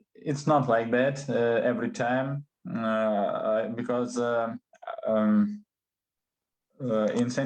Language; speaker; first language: English; non-native, learner; Russian